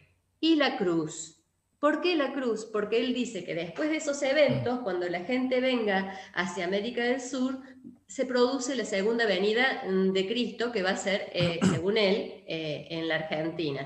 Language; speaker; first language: Spanish; native; Spanish